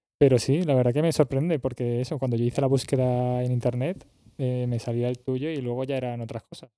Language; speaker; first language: Spanish; native; Spanish